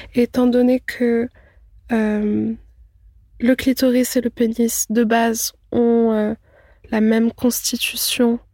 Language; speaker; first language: French; non-native, local second language; Arabic